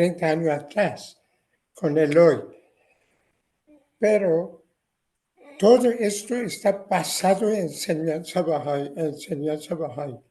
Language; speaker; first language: Spanish; non-native, fluent; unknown